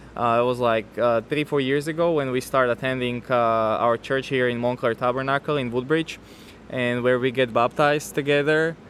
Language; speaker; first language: English; non-native, fluent; Slovak